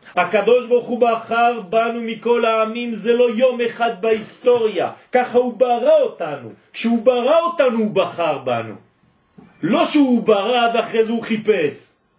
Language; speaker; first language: Hebrew; non-native, fluent; French